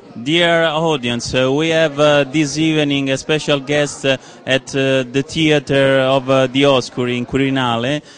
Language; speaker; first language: English; non-native, fluent; Italian